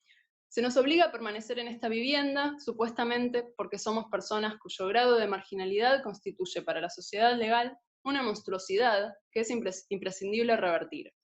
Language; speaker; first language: Spanish; native; Spanish